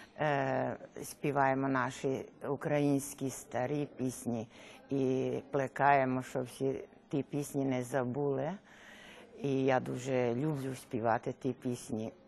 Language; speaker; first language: Ukrainian; early bilingual, heritage; Ukrainian